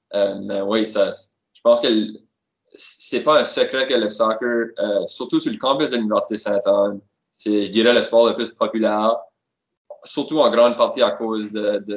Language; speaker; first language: French; native; French